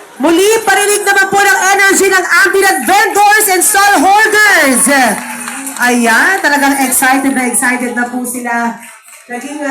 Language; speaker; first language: Filipino; native; Filipino